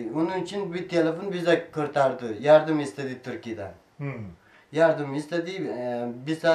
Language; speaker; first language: Turkish; non-native, learner; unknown